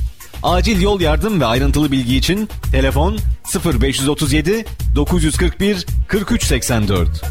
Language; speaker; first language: Turkish; native; Turkish